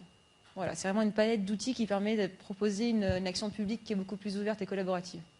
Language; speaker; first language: French; native; French